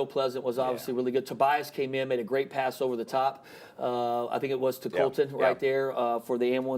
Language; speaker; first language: English; native; English